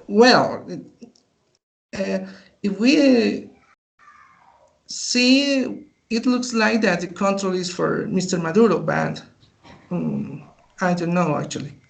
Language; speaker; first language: English; non-native, learner; Spanish